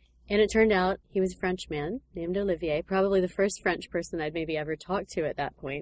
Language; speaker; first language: English; native; English